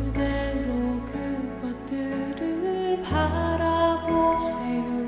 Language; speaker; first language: Korean; native; Korean